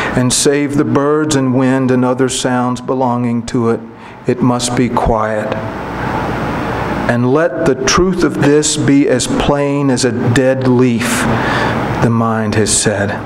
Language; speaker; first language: English; native; English